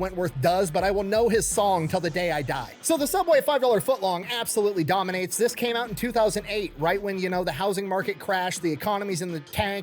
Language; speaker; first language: English; native; English